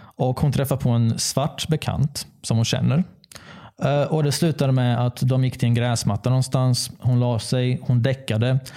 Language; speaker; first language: Swedish; early bilingual, other home language; Bosnian